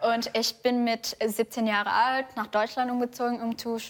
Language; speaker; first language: German; non-native, fluent; Indonesian